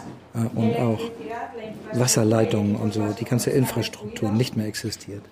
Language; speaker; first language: German; native; German